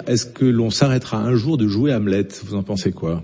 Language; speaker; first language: French; native; French